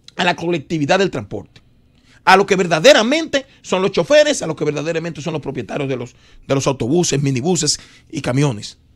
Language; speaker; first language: Spanish; native; Spanish